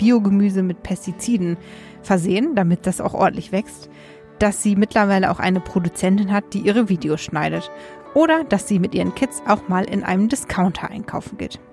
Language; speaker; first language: German; native; German